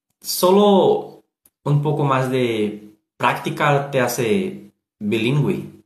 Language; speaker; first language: Spanish; non-native, learner; Portuguese